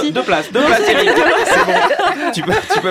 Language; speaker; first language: French; native; French